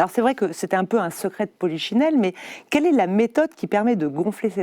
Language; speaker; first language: French; native; French